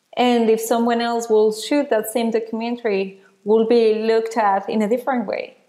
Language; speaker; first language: English; non-native, fluent; Spanish